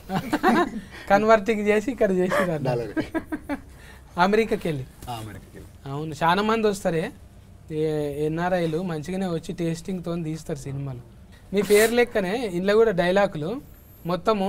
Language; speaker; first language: Telugu; native; Telugu